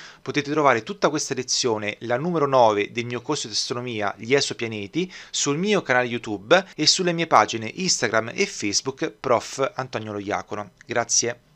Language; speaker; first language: Italian; native; Italian